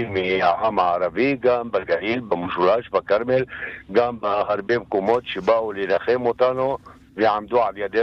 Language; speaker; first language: Hebrew; non-native, local second language; Arabic